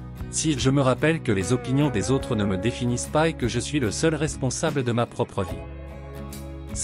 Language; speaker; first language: French; native; French